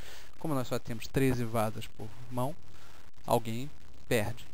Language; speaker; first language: Portuguese; native; Portuguese